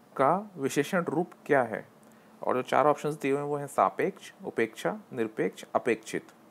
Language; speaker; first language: Hindi; native; Hindi